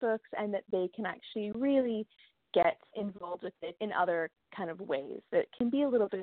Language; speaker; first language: English; native; English